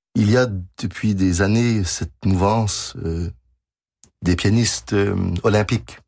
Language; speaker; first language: French; native; French